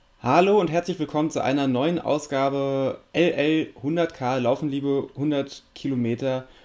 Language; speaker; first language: German; native; German